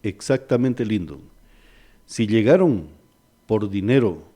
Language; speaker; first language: Spanish; native; Spanish